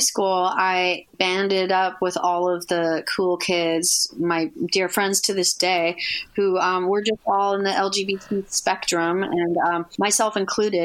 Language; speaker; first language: English; native; English